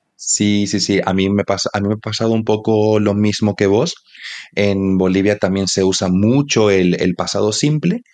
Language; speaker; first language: Spanish; native; Spanish